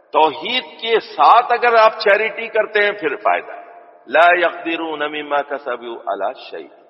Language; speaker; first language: Urdu; native; Urdu